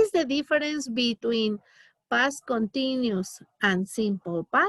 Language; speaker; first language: English; non-native, learner; Spanish